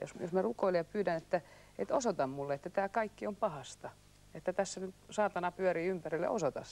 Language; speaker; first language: Finnish; native; Finnish